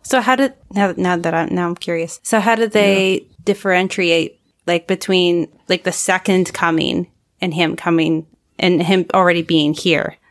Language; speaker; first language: English; native; English